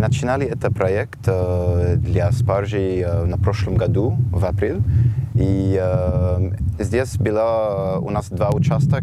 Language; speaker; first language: Russian; non-native, learner; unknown